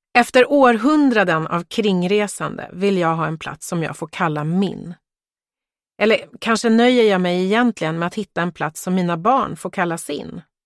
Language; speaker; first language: Swedish; early bilingual, other home language; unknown